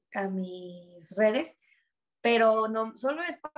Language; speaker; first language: Spanish; native; Spanish